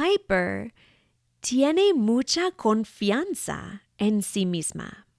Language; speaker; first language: Spanish; non-native, fluent; English